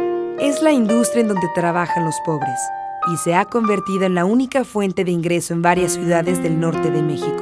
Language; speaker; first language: Spanish; native; Spanish